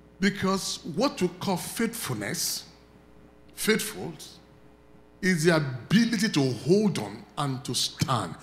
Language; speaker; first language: English; non-native, local second language; Yoruba